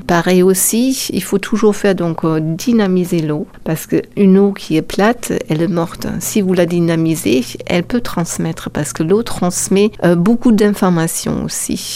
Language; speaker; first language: French; non-native, fluent; German